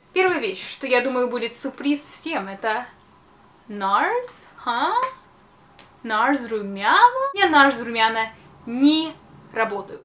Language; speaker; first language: Russian; early bilingual, heritage; Russian